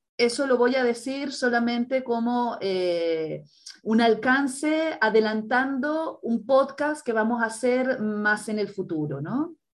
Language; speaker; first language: Spanish; native; Spanish